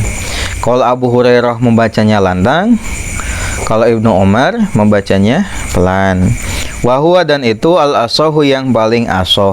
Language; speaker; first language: Indonesian; non-native, local second language; Sundanese